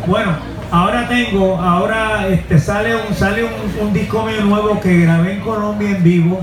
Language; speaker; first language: Spanish; native; Spanish